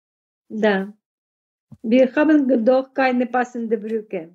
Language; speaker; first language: German; non-native, fluent; Russian